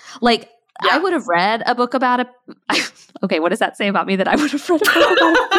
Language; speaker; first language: English; native; English